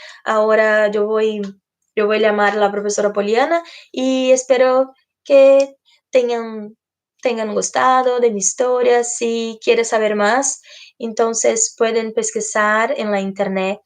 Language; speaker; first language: Spanish; non-native, fluent; Portuguese